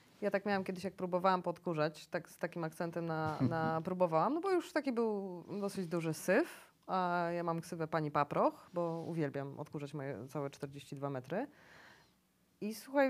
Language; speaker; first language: Polish; native; Polish